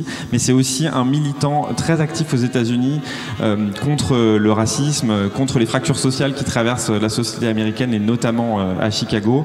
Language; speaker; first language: French; native; French